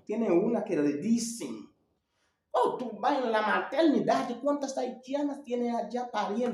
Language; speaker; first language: Spanish; non-native, learner; Haitian Creole